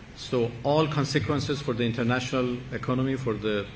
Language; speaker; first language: English; non-native, fluent; Persian